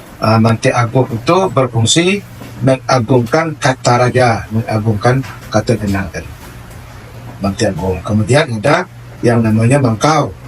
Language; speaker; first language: Malay; non-native, local second language; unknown